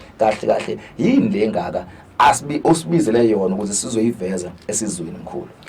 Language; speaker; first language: Zulu; native; Zulu